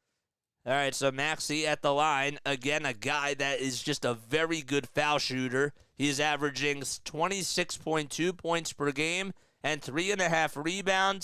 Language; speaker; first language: English; native; English